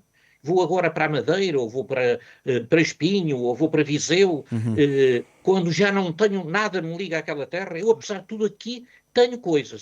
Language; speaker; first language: Portuguese; native; Portuguese